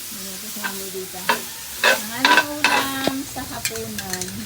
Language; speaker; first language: Filipino; non-native, local second language; Cebuano